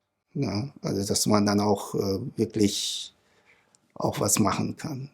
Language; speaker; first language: German; non-native, fluent; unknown